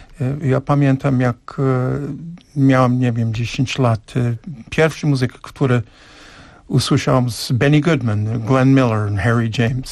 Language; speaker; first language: Polish; non-native, learner; English